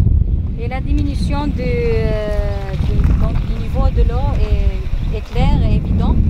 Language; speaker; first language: French; non-native, fluent; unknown